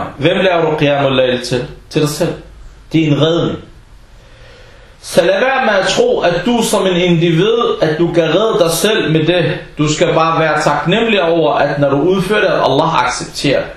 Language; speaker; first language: Danish; early bilingual, other home language; Arabic